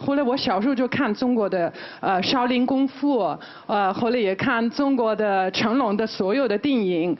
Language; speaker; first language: Chinese; non-native, fluent; German